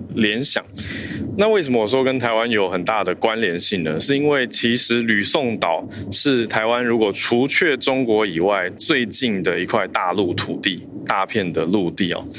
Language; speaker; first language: Chinese; native; Chinese